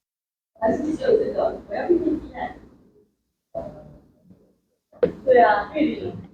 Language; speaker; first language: Chinese; native; Chinese